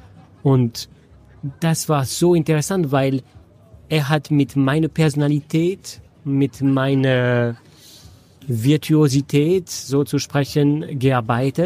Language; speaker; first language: German; non-native, fluent; French